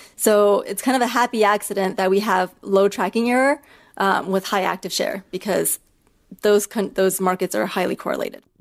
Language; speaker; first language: English; early bilingual, other home language; Chinese